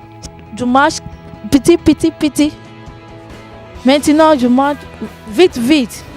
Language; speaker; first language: French; non-native, learner; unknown